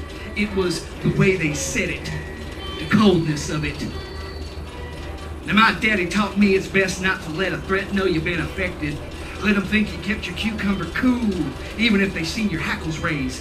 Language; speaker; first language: English; native; English